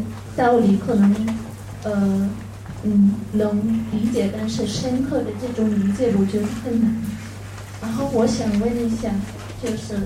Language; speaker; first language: Chinese; non-native, fluent; German